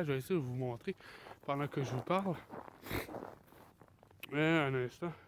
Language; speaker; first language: French; native; French